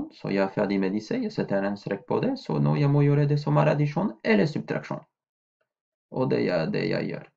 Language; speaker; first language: Norwegian; non-native, fluent; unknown